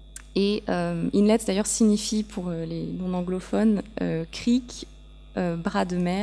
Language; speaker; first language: French; native; French